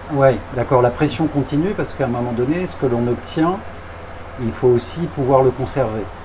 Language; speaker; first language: French; native; French